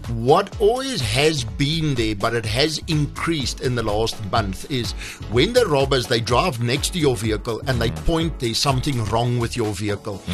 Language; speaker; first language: English; non-native, local second language; Afrikaans